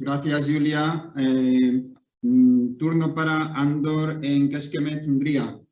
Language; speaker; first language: Spanish; native; Spanish